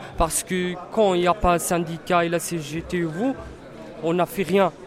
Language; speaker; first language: French; non-native, learner; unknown